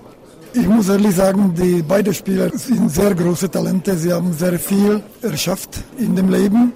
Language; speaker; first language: German; non-native, learner; Czech